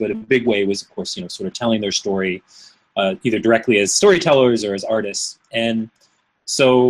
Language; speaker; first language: English; native; English